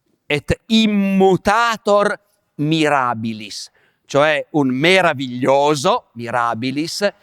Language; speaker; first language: Italian; native; Italian